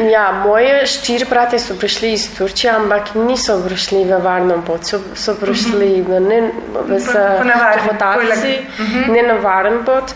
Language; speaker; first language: Slovenian; non-native, learner; Arabic